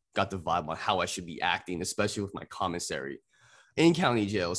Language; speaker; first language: English; native; English